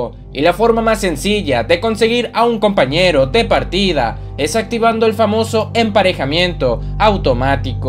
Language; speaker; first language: Spanish; native; Spanish